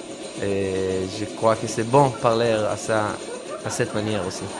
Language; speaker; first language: French; non-native, learner; Hebrew